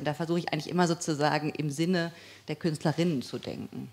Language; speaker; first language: German; native; German